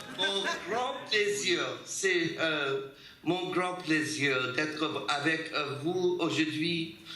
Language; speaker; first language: French; non-native, learner; English